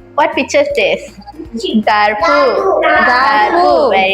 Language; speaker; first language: English; non-native, local second language; Malay